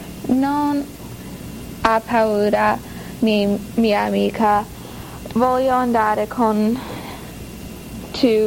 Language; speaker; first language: Italian; non-native, learner; English